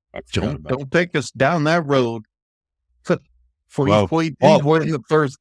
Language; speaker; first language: English; native; English